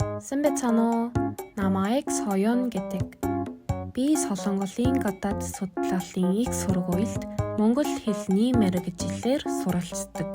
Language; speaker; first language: Mongolian; non-native, learner; Korean